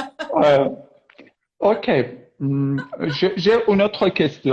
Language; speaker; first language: French; non-native, fluent; Persian